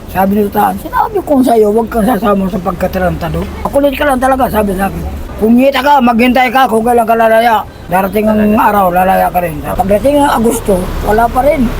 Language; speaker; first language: Filipino; non-native, local second language; Waray